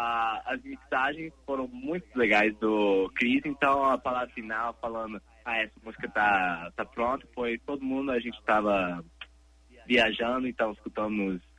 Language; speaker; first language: Portuguese; early bilingual, heritage; English